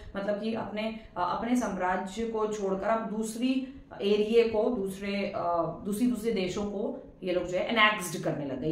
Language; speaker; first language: Hindi; non-native, local second language; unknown